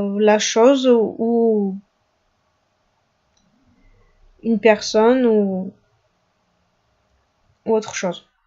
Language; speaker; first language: French; non-native, fluent; Russian